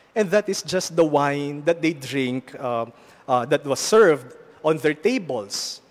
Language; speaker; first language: English; non-native, local second language; Filipino